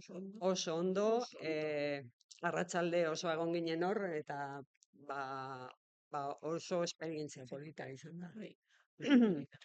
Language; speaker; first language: Basque; non-native, local second language; Spanish